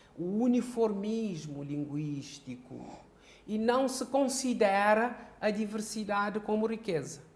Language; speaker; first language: Portuguese; non-native, local second language; Kabuverdianu